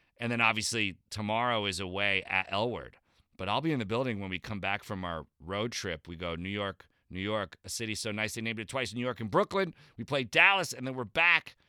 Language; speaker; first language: English; native; English